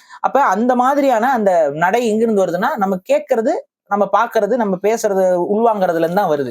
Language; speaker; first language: Tamil; native; Tamil